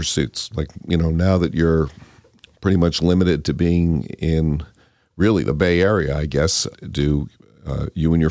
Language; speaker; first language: English; native; English